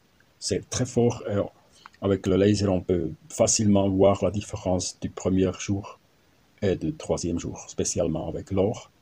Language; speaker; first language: French; non-native, learner; German